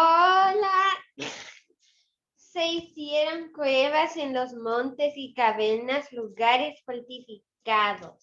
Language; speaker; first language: Spanish; early bilingual, other home language; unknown